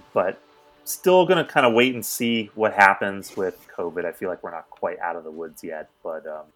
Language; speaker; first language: English; native; English